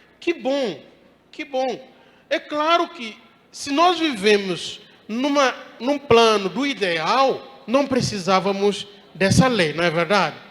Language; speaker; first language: Portuguese; non-native, local second language; Upper Guinea Crioulo